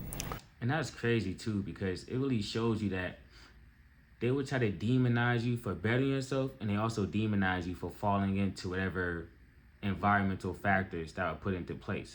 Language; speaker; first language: English; native; English